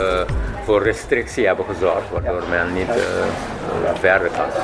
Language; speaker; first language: Dutch; non-native, local second language; Papiamento